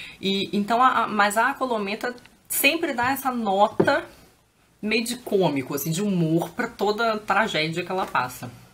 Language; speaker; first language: Portuguese; native; Portuguese